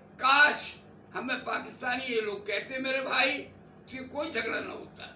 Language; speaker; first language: Urdu; native; Urdu